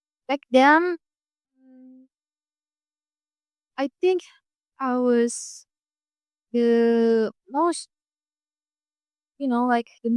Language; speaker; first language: English; non-native, fluent; Indonesian